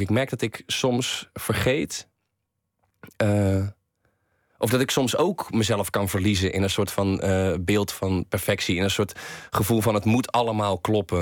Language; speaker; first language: Dutch; native; Dutch